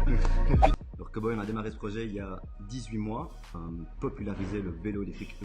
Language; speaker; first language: French; native; French